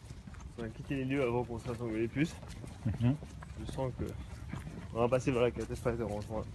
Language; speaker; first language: French; early bilingual, other home language; Japanese